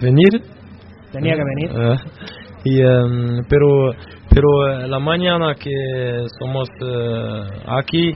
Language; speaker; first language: Spanish; non-native, learner; French